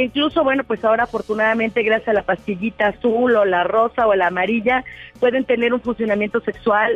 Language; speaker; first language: Spanish; native; Spanish